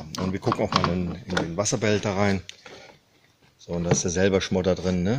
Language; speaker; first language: German; native; German